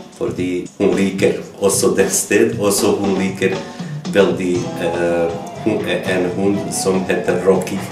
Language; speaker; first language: Norwegian; non-native, learner; Bosnian